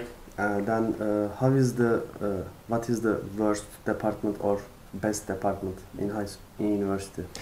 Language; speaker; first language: English; non-native, learner; Turkish